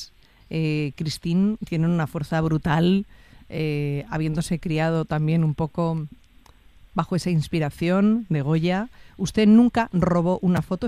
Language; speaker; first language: Spanish; native; Spanish